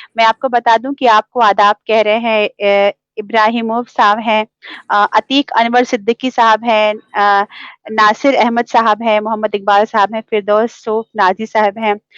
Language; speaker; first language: Hindi; native; Hindi